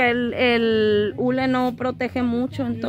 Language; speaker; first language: Spanish; native; Spanish